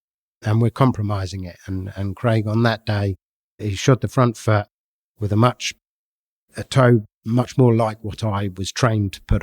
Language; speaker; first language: English; native; English